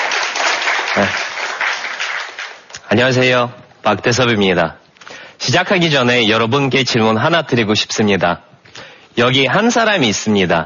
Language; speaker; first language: Korean; non-native, fluent; Russian